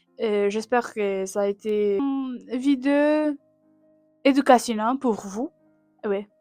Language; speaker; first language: French; non-native, learner; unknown